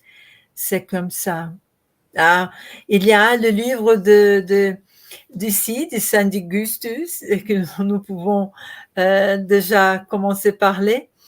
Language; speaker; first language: French; non-native, learner; Portuguese